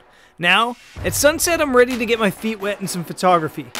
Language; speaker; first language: English; native; English